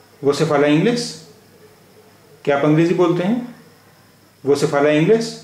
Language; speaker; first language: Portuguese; non-native, fluent; Hindi